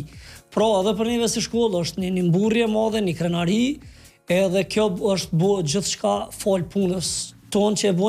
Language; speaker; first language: Albanian; native; Albanian